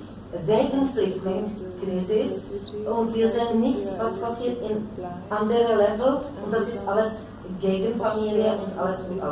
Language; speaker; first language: German; non-native, learner; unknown